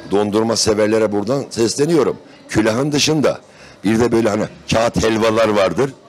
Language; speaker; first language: Turkish; native; Turkish